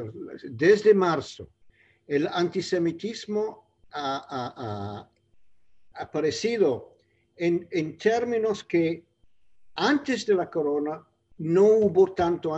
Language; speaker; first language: Spanish; non-native, fluent; English